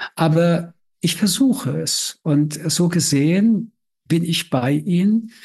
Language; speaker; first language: German; early bilingual, other home language; French